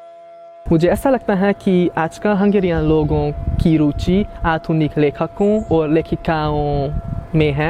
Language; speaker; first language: Hindi; non-native, fluent; Hungarian